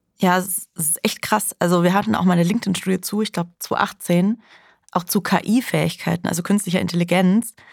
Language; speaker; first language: German; native; German